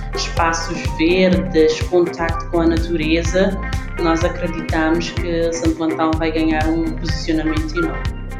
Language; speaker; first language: Portuguese; non-native, local second language; Kabuverdianu